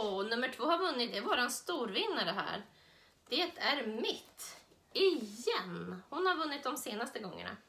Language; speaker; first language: Swedish; native; Swedish